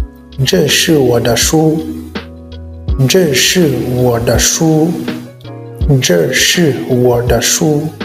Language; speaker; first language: Chinese; non-native, fluent; French